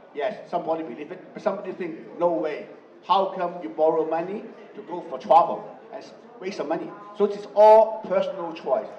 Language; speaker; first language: English; non-native, learner; Chinese